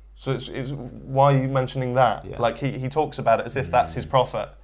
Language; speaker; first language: English; native; English